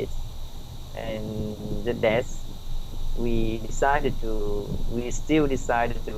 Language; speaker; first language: English; non-native, learner; Vietnamese